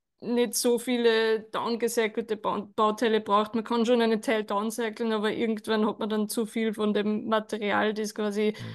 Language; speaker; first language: German; native; German